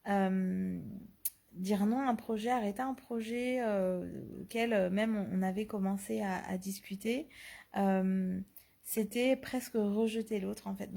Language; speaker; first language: French; native; French